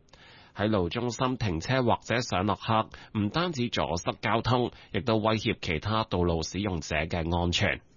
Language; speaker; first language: Cantonese; native; Cantonese